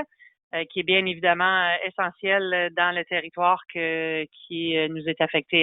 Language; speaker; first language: French; native; French